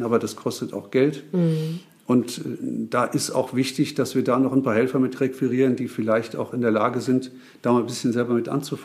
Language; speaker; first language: German; native; German